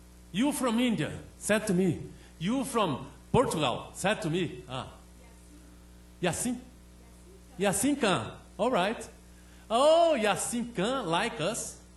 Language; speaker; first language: English; non-native, learner; Portuguese